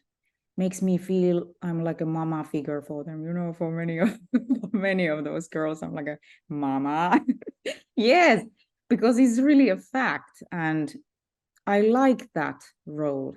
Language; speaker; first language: English; non-native, fluent; Finnish